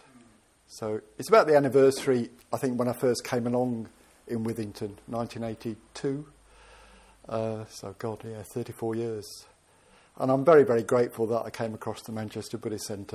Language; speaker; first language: English; native; English